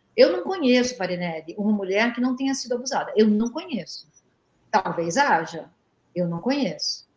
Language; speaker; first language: Portuguese; native; Portuguese